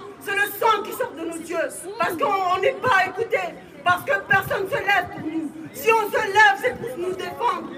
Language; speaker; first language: French; non-native, local second language; Lingala